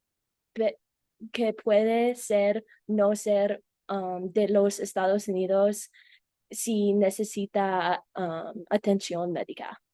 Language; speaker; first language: Spanish; non-native, learner; English